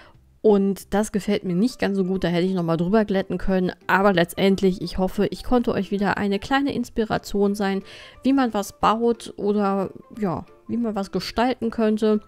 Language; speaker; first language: German; native; German